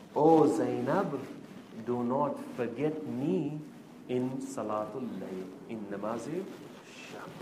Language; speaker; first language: English; non-native, local second language; Urdu